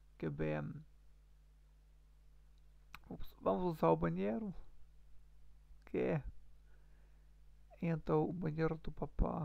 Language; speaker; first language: Portuguese; non-native, learner; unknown